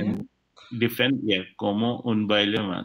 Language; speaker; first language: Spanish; non-native, learner; English